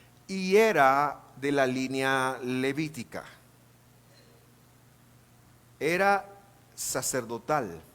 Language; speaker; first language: Spanish; native; Spanish